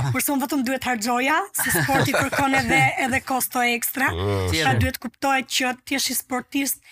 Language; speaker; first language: Albanian; native; Albanian